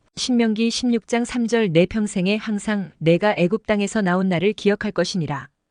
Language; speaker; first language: Korean; native; Korean